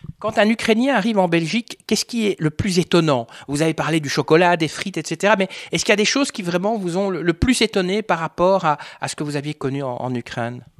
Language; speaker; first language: French; native; French